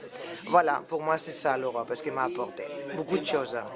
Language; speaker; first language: French; non-native, fluent; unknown